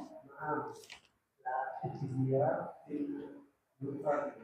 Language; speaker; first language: Arabic; non-native, learner; Indonesian